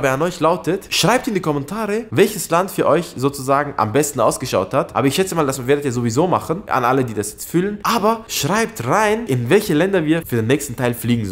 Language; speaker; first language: German; early bilingual, other home language; Persian